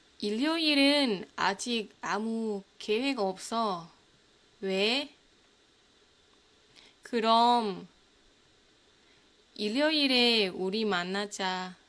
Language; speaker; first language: Korean; non-native, fluent; Thai